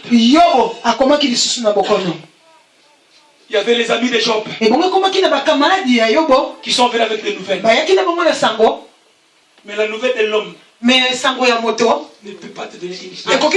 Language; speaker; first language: French; non-native, local second language; Lingala